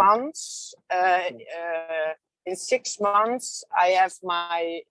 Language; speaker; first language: English; non-native, learner; Dutch